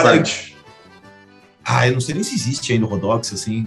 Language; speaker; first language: Portuguese; native; Portuguese